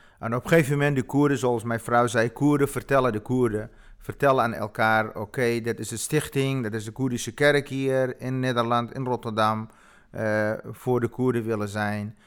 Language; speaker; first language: Dutch; non-native, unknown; Kurdish